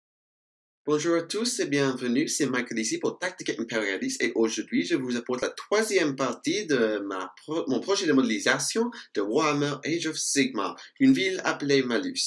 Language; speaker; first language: French; non-native, fluent; English